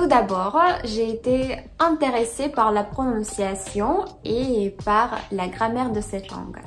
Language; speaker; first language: French; non-native, fluent; Russian